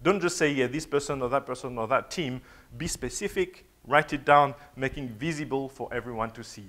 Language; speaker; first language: English; non-native, fluent; French